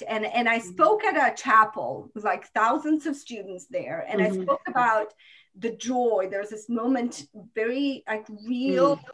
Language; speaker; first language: English; non-native, fluent; Croatian